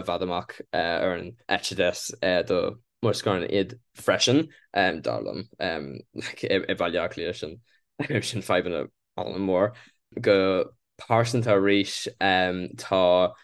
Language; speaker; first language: Irish; non-native, local second language; English